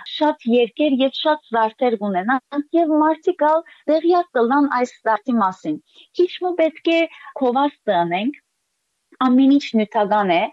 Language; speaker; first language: Armenian; early bilingual, heritage; Armenian